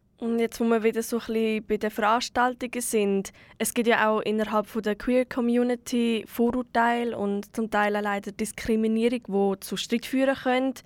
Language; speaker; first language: German; native; German